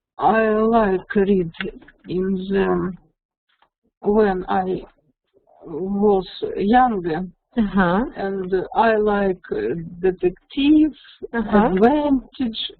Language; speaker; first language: English; non-native, learner; Russian